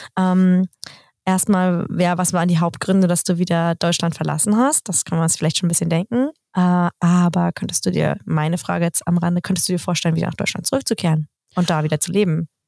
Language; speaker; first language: German; native; German